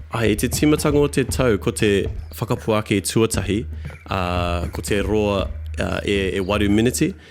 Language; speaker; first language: Māori; non-native, local second language; English